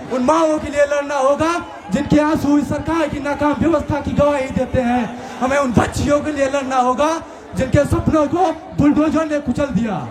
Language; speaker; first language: Hindi; native; Hindi